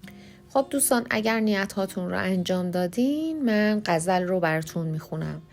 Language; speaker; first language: Persian; native; Persian